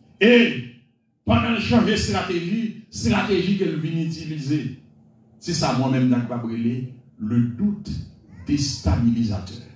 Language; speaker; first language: French; non-native, local second language; Haitian Creole